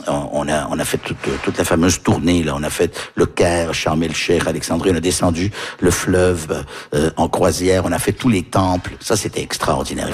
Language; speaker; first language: French; early bilingual, other home language; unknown